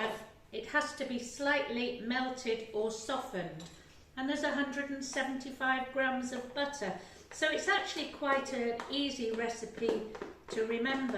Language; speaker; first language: English; native; English